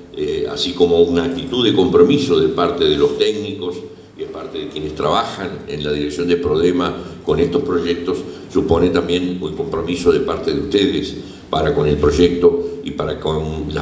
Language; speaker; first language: Spanish; native; Spanish